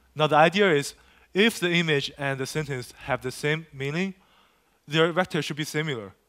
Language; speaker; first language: English; non-native, fluent; Chinese